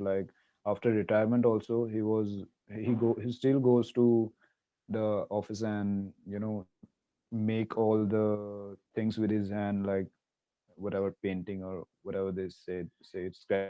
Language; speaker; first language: English; non-native, local second language; Hindi